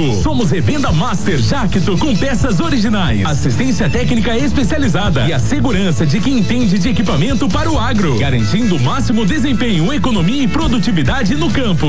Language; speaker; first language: Portuguese; native; Portuguese